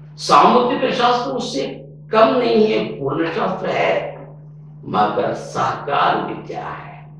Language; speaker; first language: Hindi; non-native, local second language; Telugu